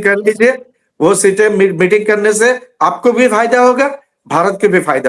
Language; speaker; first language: Hindi; non-native, learner; Bangla